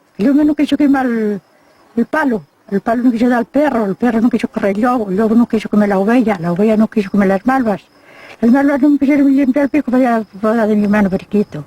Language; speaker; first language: Asturian; native; Asturian